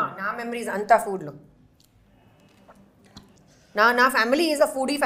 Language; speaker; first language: Telugu; non-native, learner; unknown